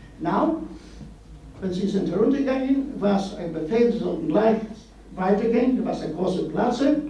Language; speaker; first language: German; non-native, learner; Polish